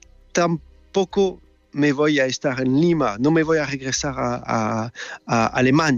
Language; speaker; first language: Spanish; non-native, fluent; French